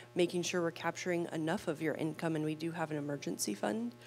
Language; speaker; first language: English; native; English